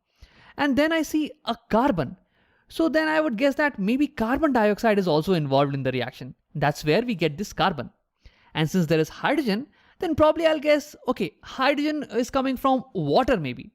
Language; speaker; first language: English; non-native, local second language; Hindi